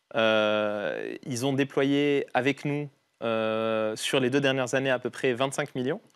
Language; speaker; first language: French; non-native, local second language; Arabic